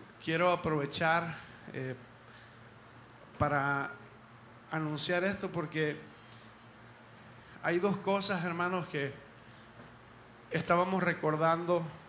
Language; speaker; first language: Spanish; early bilingual, heritage; Spanish